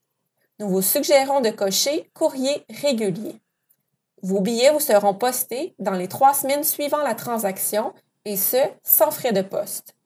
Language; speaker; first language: French; native; French